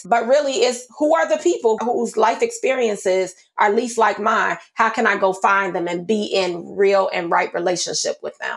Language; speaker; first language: English; native; English